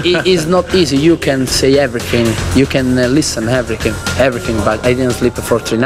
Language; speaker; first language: English; non-native, learner; Italian